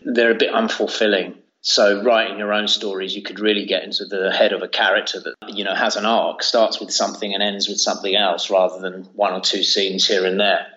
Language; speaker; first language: English; native; English